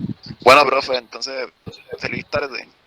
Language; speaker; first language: Spanish; native; Spanish